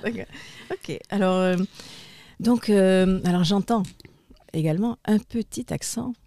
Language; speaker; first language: French; native; French